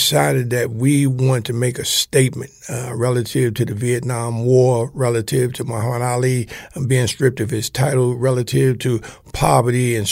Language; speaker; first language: English; native; English